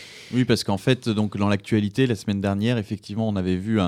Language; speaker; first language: French; native; French